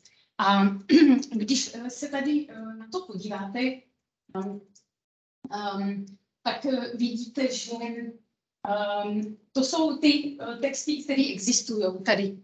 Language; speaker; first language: Czech; non-native, fluent; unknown